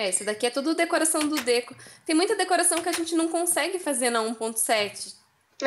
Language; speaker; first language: Portuguese; native; Portuguese